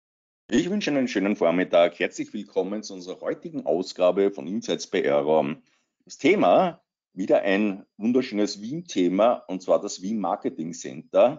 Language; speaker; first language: German; native; German